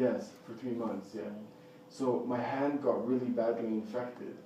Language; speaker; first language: English; native; English